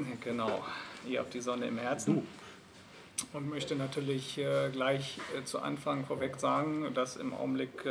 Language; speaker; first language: German; native; German